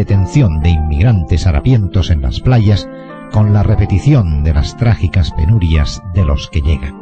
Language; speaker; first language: Spanish; native; Spanish